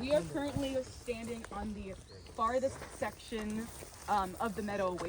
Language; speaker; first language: English; native; English